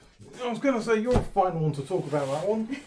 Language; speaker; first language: English; native; English